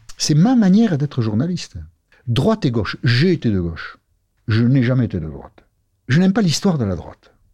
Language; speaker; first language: French; non-native, local second language; Basque